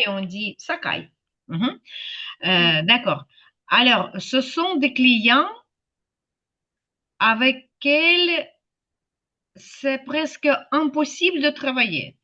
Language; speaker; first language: French; non-native, fluent; Ukrainian